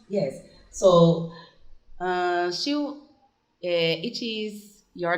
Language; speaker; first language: English; non-native, fluent; Portuguese